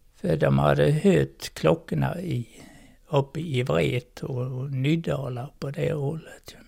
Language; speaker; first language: Swedish; native; Swedish